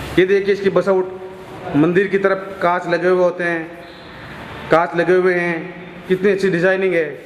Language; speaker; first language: Hindi; native; Hindi